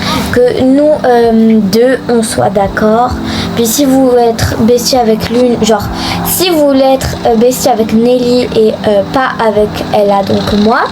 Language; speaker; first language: French; native; French